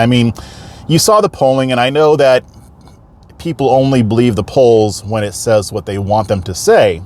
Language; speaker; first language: English; native; English